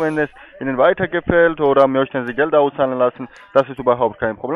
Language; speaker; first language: German; non-native, fluent; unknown